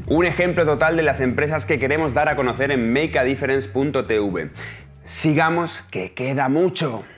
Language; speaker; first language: Spanish; native; Spanish